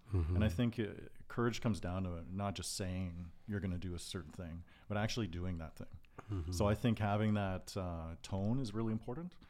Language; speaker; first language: English; native; English